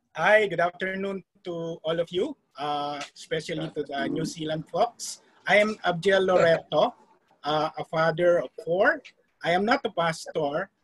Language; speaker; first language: English; non-native, fluent; Korean